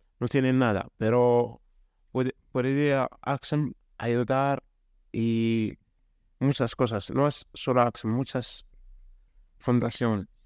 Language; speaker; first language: Spanish; non-native, learner; Arabic